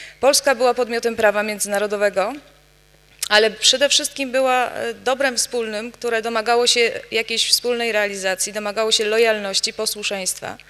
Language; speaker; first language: Polish; native; Polish